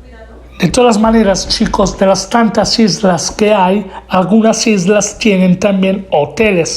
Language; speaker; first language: Spanish; non-native, fluent; Italian